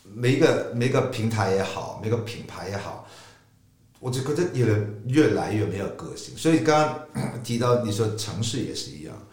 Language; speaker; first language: Chinese; non-native, local second language; Cantonese